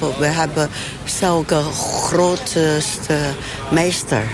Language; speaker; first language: Dutch; non-native, learner; Chinese